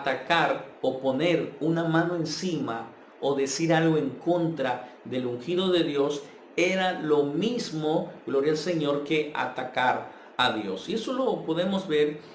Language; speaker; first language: Spanish; native; Spanish